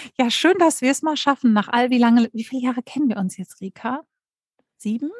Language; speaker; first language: German; native; German